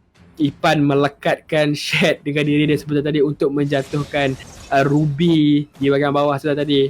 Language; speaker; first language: Malay; native; Malay